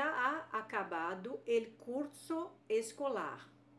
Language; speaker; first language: Spanish; non-native, fluent; Portuguese